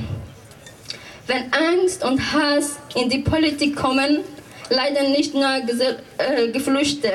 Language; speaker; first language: German; non-native, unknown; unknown